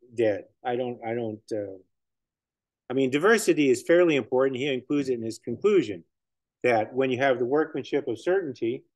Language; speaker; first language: English; native; English